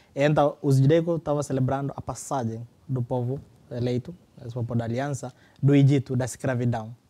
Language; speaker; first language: Portuguese; non-native, fluent; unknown